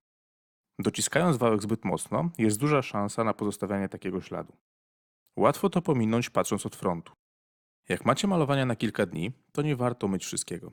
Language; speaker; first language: Polish; native; Polish